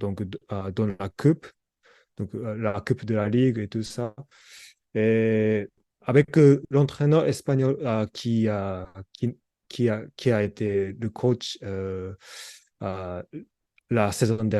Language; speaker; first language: French; non-native, learner; Japanese